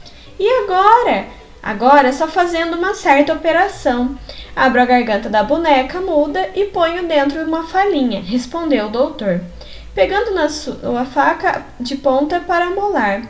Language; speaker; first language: Portuguese; native; Portuguese